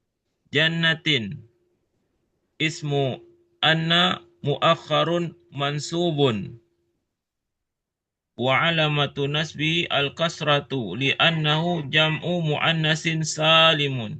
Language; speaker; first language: Arabic; non-native, learner; Indonesian